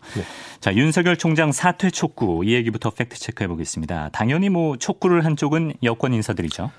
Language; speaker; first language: Korean; native; Korean